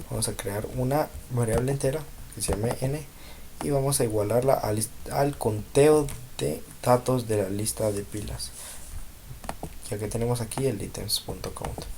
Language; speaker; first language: Spanish; native; Spanish